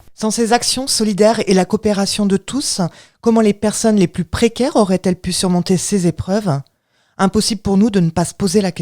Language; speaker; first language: French; native; French